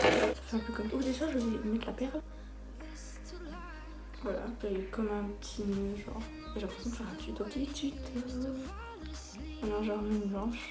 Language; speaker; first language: French; native; French